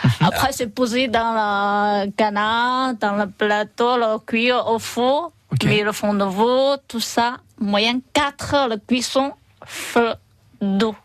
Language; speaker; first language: French; non-native, learner; Chinese